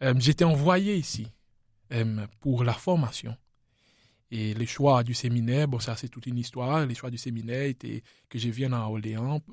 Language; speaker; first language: French; non-native, local second language; Seselwa Creole French